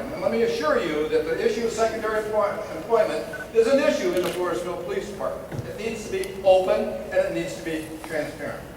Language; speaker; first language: English; native; English